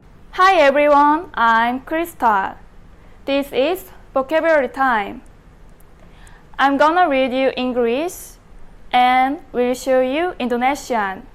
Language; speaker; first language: English; non-native, learner; Indonesian